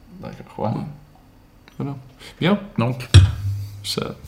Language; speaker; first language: French; non-native, learner; Swedish